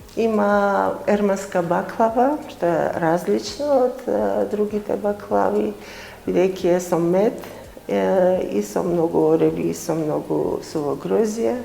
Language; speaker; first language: Macedonian; non-native, fluent; Armenian